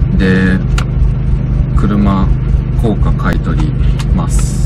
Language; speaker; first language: Japanese; native; Japanese